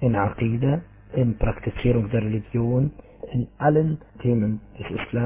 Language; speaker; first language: German; non-native, fluent; Arabic